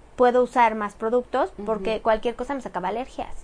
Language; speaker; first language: Spanish; native; Spanish